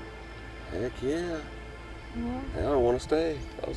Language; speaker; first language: English; native; English